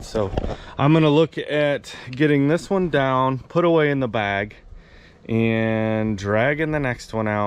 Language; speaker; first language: English; native; English